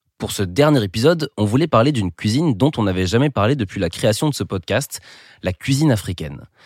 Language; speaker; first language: French; native; French